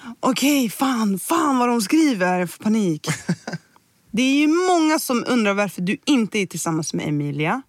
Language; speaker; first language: Swedish; early bilingual, other home language; Somali